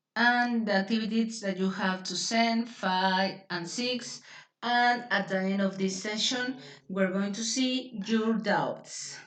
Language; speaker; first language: English; non-native, fluent; Spanish